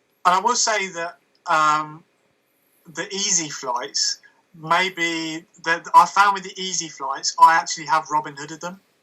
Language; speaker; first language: English; native; English